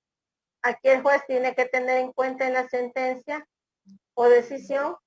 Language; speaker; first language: Spanish; native; Spanish